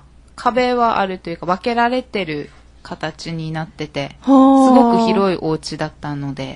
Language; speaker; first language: Japanese; native; Japanese